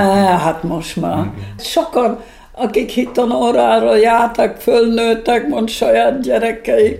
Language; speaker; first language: Hungarian; early bilingual, heritage; Hungarian